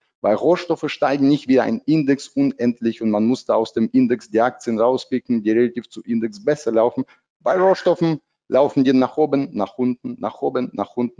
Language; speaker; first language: German; non-native, fluent; Russian